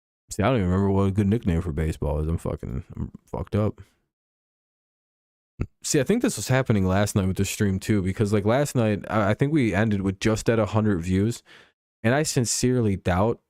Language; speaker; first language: English; native; English